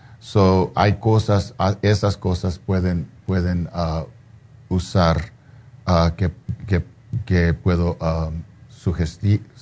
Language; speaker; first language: Spanish; non-native, fluent; English